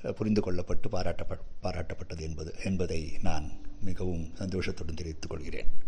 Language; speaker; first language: Tamil; non-native, local second language; Telugu